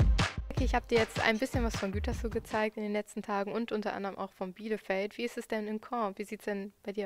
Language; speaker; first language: German; native; German